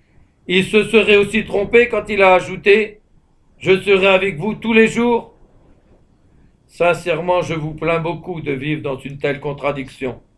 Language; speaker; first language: French; native; French